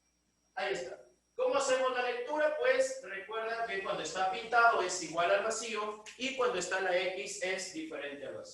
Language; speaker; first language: Spanish; native; Spanish